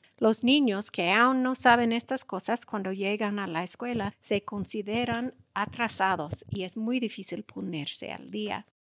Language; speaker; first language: Spanish; non-native, fluent; English